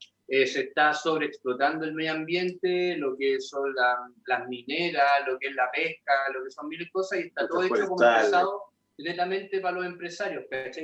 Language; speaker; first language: Spanish; native; Spanish